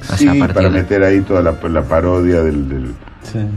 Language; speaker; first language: Spanish; native; Spanish